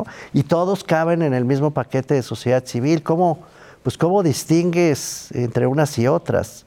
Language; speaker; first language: Spanish; native; Spanish